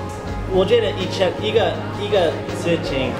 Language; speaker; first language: Chinese; non-native, learner; English